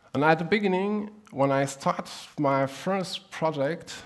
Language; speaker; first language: English; non-native, fluent; German